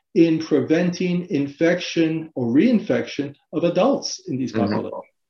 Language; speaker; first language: English; native; English